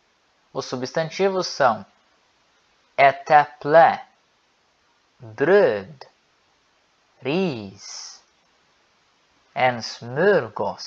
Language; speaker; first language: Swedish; non-native, learner; Portuguese